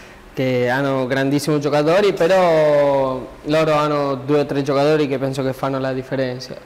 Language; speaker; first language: Italian; non-native, learner; Spanish